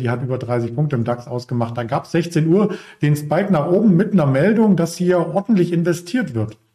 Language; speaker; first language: German; native; German